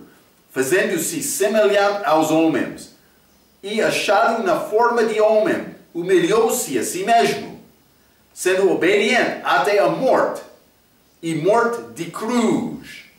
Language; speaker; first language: Portuguese; non-native, fluent; English